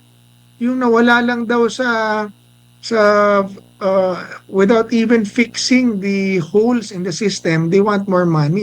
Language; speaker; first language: Filipino; native; Filipino